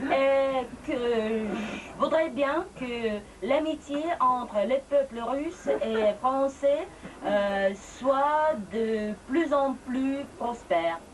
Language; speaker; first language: French; non-native, fluent; Russian